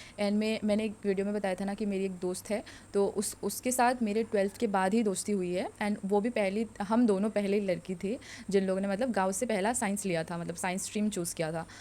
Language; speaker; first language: Hindi; non-native, local second language; Assamese